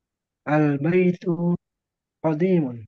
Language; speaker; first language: Arabic; non-native, learner; Indonesian